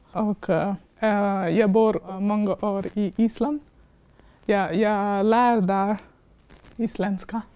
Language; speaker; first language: Swedish; non-native, learner; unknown